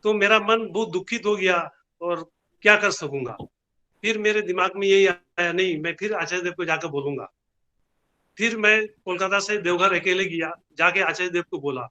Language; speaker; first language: Hindi; non-native, local second language; Bangla